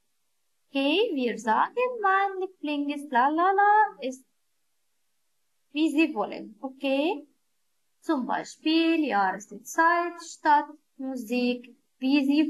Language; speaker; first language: German; non-native, learner; Arabic